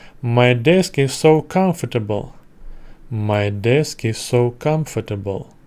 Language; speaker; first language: English; non-native, learner; Russian